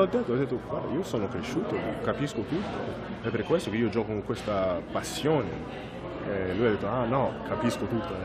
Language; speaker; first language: Italian; non-native, fluent; English